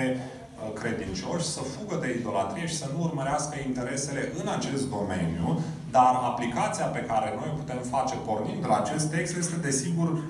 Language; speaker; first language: Romanian; native; Romanian